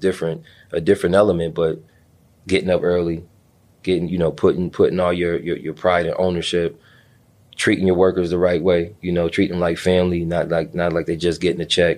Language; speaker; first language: English; native; English